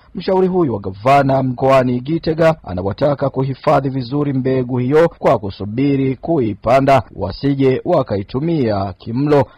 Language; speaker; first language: Swahili; non-native, local second language; Rundi